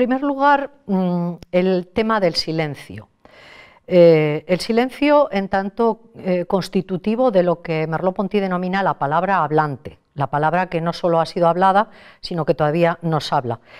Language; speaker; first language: Spanish; native; Spanish